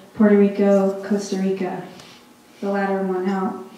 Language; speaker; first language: English; early bilingual, other home language; Hindi